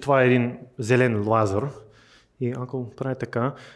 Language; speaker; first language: Bulgarian; non-native, learner; English